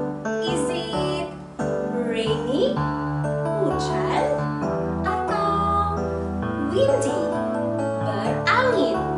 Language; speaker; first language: Indonesian; non-native, learner; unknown